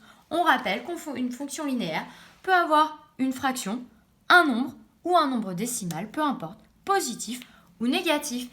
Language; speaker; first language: French; native; French